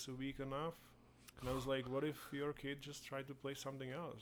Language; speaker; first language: English; non-native, fluent; Czech